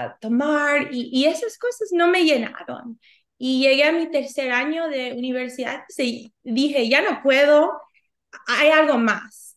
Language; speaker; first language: Spanish; early bilingual, heritage; Spanish